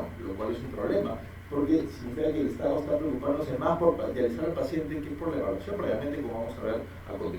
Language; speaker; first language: Spanish; native; Spanish